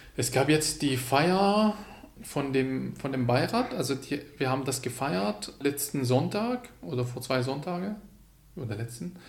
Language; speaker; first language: German; non-native, fluent; Arabic